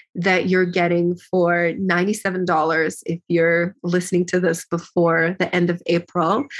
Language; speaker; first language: English; early bilingual, other home language; Ukrainian